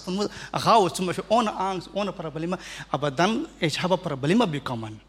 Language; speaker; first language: German; non-native, learner; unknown